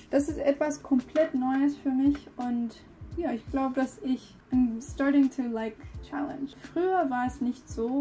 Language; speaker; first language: German; non-native, learner; English